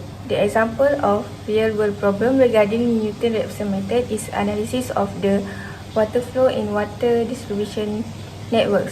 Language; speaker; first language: English; non-native, local second language; Malay